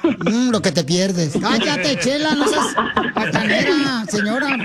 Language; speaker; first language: Spanish; native; Spanish